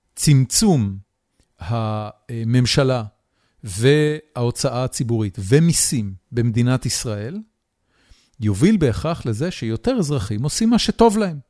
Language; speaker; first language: Hebrew; native; Hebrew